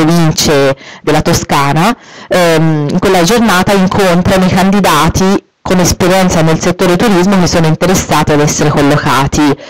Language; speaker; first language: Italian; native; Italian